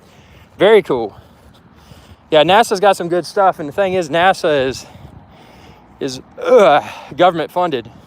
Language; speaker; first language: English; native; English